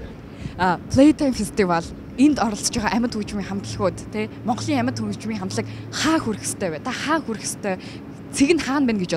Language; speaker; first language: Mongolian; native; Mongolian